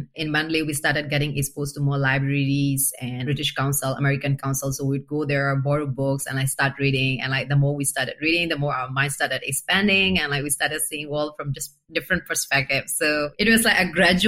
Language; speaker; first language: English; non-native, fluent; Burmese